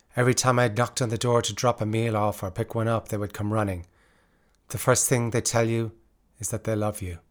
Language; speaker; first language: English; native; English